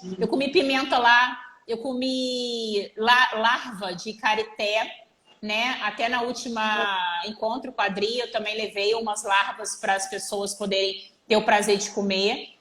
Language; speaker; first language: Portuguese; native; Portuguese